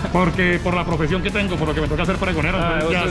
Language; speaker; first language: Spanish; native; Spanish